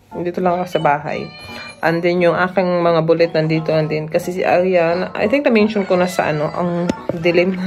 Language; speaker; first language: Filipino; non-native, local second language; Cebuano